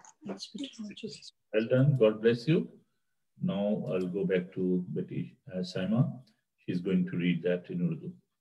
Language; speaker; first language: English; non-native, local second language; Urdu